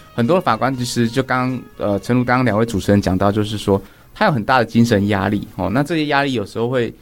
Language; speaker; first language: Chinese; native; Chinese